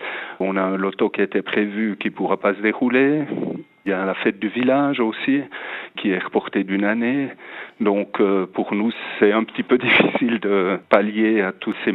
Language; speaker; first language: French; native; French